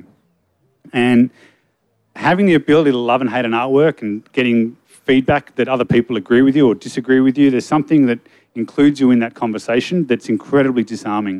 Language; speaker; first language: English; native; English